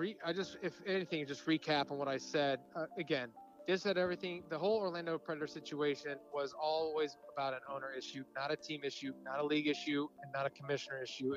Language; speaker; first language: English; native; English